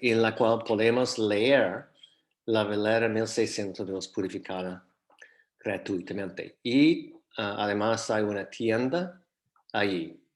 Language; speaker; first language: Spanish; non-native, fluent; English